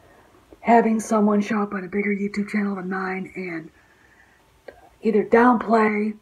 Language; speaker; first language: English; native; English